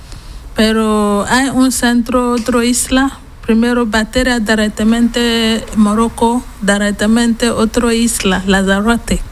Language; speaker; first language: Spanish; non-native, learner; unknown